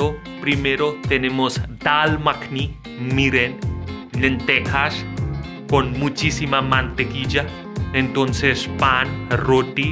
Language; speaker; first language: Spanish; non-native, fluent; Hindi